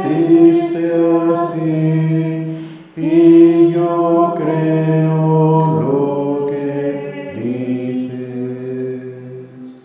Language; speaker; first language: Spanish; native; Spanish